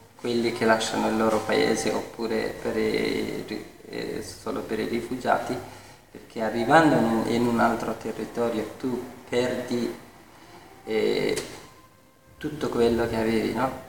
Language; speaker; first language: Italian; non-native, fluent; Persian